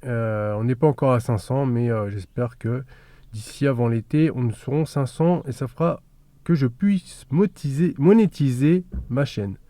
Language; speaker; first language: French; native; French